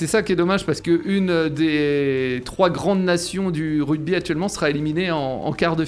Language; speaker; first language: French; native; French